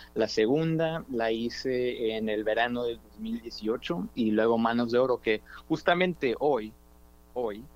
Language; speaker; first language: Spanish; early bilingual, heritage; Spanish